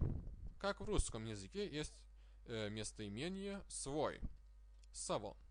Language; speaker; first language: Russian; non-native, fluent; Lithuanian